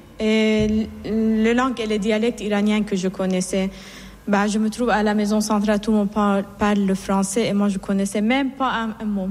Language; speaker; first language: French; non-native, fluent; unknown